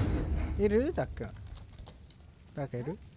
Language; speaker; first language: Japanese; non-native, learner; English